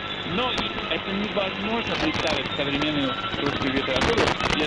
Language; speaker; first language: Russian; non-native, fluent; English